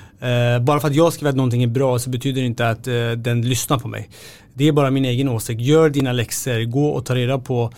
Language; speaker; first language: Swedish; native; Swedish